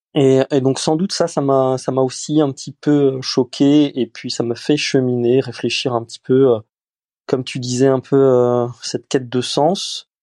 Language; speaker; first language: French; early bilingual, other home language; Romanian